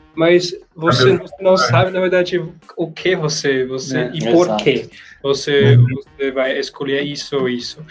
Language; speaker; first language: Portuguese; non-native, learner; German